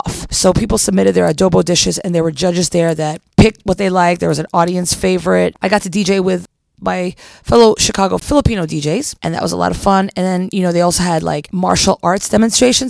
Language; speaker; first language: English; non-native, local second language; Filipino